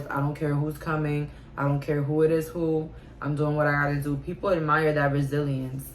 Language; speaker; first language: English; native; English